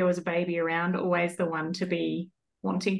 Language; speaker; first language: English; native; English